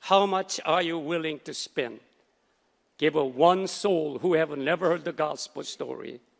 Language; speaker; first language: English; non-native, fluent; Korean